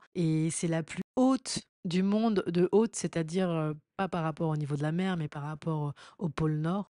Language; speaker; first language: French; native; French